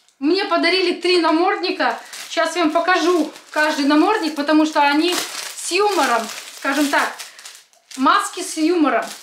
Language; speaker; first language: Russian; native; Russian